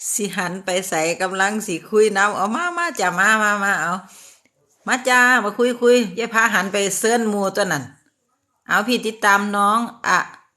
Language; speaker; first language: Thai; native; Thai